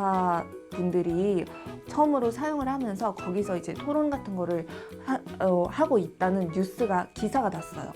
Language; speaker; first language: Korean; non-native, fluent; Mongolian